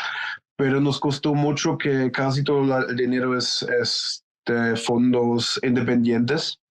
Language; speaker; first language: Spanish; non-native, fluent; German